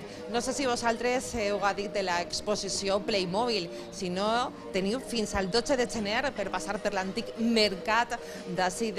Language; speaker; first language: Catalan; native; Catalan